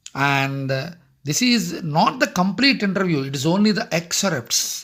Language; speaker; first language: English; non-native, local second language; Telugu